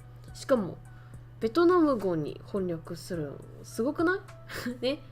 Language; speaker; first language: Japanese; non-native, fluent; Vietnamese